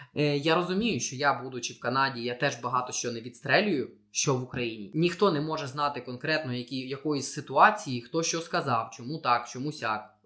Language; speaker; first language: Ukrainian; non-native, local second language; Russian